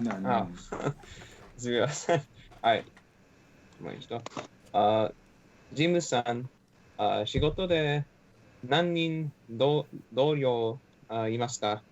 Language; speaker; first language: Japanese; non-native, learner; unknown